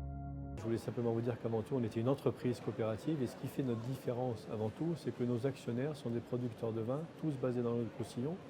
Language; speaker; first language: French; native; French